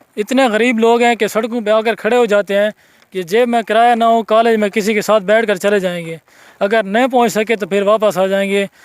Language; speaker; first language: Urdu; non-native, local second language; Saraiki